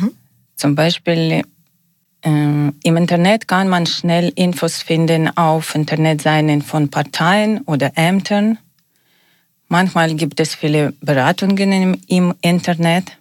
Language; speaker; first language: German; non-native, learner; Ukrainian